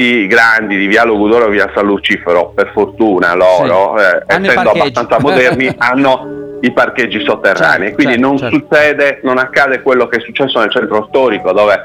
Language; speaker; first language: Italian; native; Italian